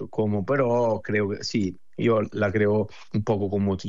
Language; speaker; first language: Spanish; non-native, fluent; Italian